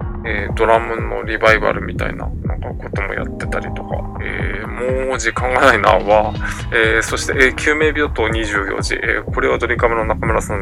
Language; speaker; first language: Japanese; native; Japanese